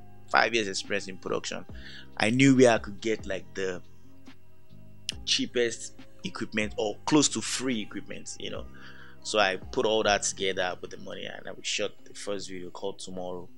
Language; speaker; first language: English; non-native, local second language; Yoruba